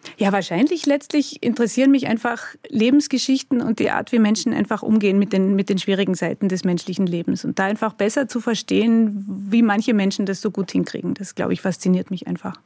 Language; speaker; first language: German; native; German